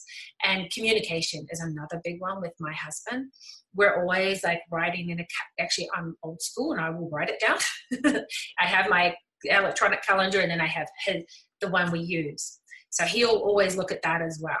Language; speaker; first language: English; native; English